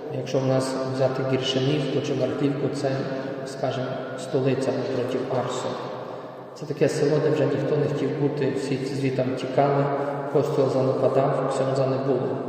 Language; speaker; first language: Ukrainian; non-native, fluent; Polish